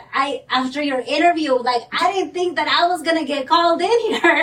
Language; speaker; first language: English; early bilingual, other home language; Spanish